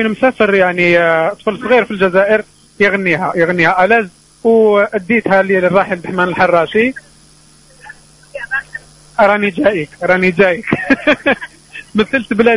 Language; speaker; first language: Arabic; native; Arabic